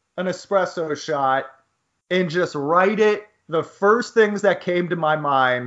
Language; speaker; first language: English; native; English